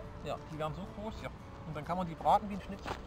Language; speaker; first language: German; native; German